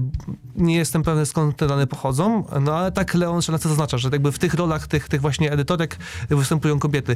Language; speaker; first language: Polish; native; Polish